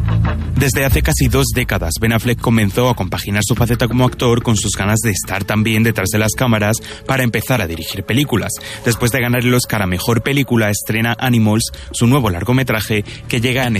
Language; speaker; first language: Spanish; native; Spanish